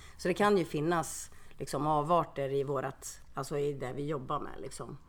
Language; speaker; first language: Swedish; early bilingual, other home language; Finnish